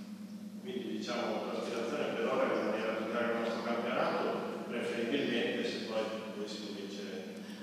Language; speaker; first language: Italian; native; Italian